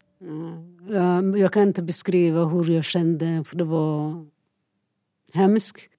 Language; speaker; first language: Swedish; non-native, learner; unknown